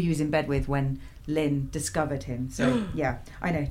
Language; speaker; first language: English; native; English